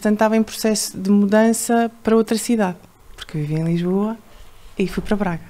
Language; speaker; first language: Portuguese; native; Portuguese